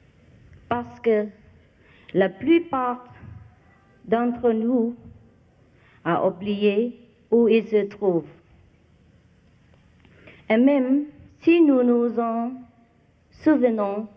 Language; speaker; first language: French; non-native, fluent; Vietnamese